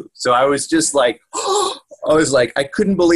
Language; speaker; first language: English; native; English